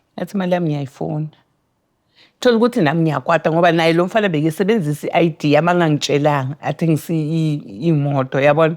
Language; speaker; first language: Zulu; native; Zulu